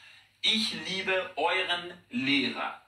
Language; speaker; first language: German; non-native, fluent; Persian